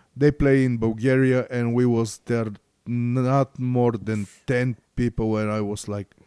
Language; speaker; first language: English; non-native, learner; Bulgarian